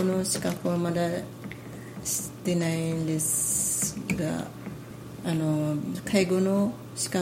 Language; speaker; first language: Japanese; non-native, learner; Filipino